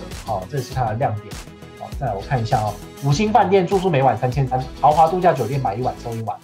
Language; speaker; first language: Chinese; native; Chinese